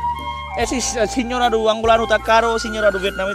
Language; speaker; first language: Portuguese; non-native, learner; Vietnamese